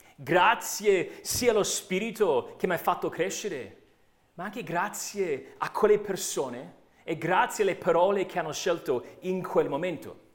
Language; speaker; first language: Italian; non-native, fluent; English